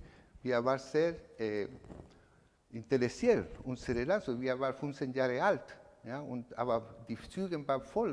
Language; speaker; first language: German; non-native, learner; Spanish